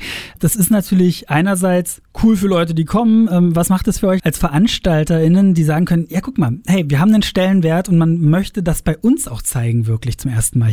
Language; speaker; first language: German; native; German